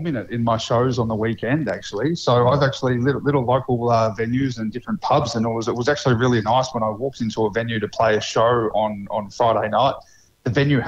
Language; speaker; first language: English; native; English